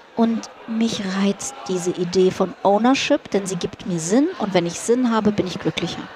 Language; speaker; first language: German; early bilingual, other home language; Russian